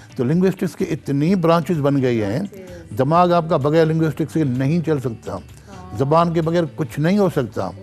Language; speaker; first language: Urdu; non-native, local second language; Sindhi